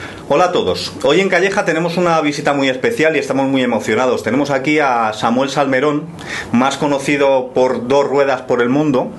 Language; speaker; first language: Spanish; native; Spanish